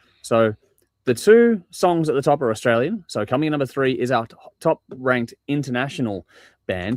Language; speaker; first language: English; native; English